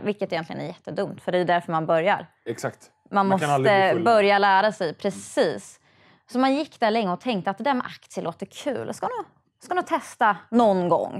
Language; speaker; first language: Swedish; native; Swedish